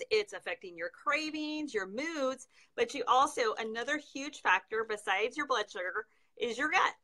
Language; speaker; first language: English; native; English